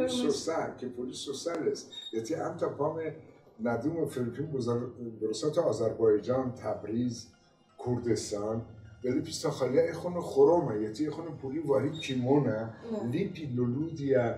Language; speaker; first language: Greek; non-native, learner; Persian